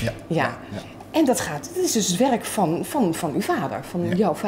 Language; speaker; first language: Dutch; native; Dutch